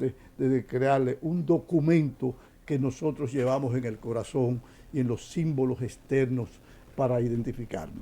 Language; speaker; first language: Spanish; native; Spanish